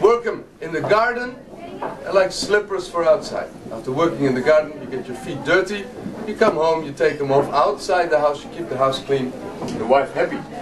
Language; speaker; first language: English; non-native, fluent; Dutch